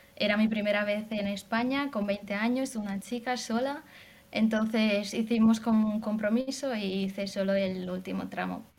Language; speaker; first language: Spanish; non-native, fluent; Hungarian